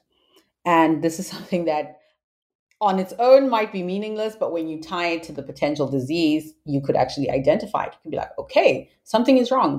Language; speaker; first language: English; non-native, local second language; Shona